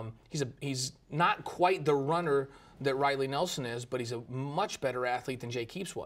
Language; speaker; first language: English; native; English